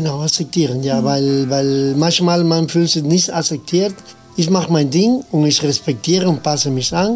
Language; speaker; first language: German; non-native, learner; Spanish